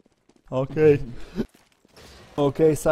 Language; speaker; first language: English; non-native, learner; Polish